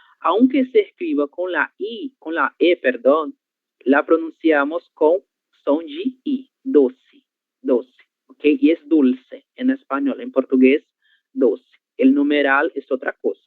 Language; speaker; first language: Spanish; non-native, learner; Portuguese